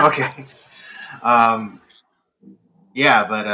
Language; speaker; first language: English; native; English